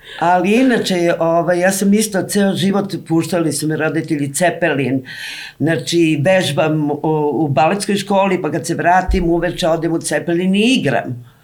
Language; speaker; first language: Serbian; native; Serbian